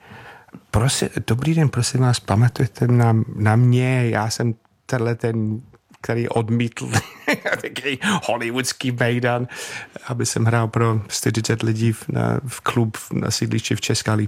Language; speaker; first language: Czech; non-native, fluent; English